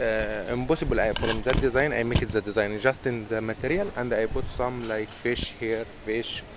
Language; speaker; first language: English; non-native, learner; Arabic